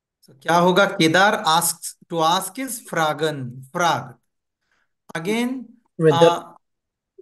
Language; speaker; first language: English; non-native, local second language; Hindi